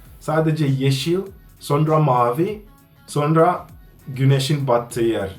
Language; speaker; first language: Turkish; non-native, fluent; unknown